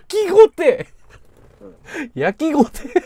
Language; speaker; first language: Japanese; native; Japanese